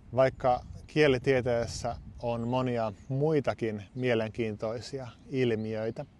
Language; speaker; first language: Finnish; native; Finnish